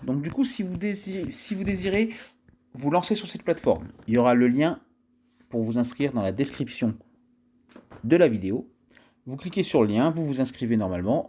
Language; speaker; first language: French; native; French